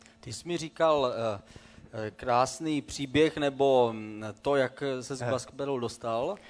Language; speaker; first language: Czech; native; Czech